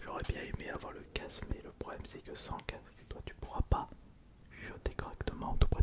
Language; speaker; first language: French; native; French